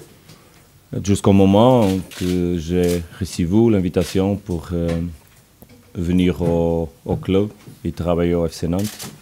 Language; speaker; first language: French; non-native, learner; Portuguese